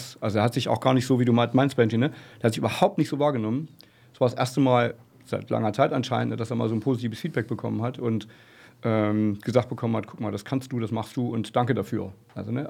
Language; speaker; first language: German; native; German